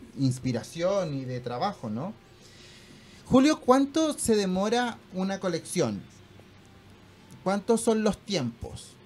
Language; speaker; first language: Spanish; native; Spanish